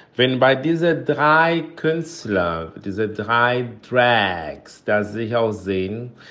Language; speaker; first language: German; non-native, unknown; Portuguese